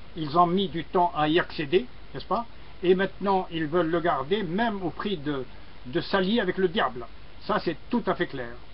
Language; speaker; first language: French; non-native, local second language; Arabic